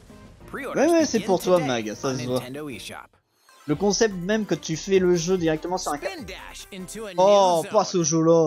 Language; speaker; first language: French; native; French